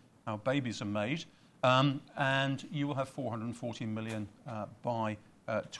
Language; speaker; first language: English; native; English